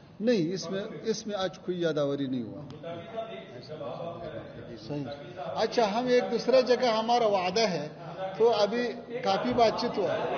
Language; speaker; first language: Hindi; non-native, learner; Pashto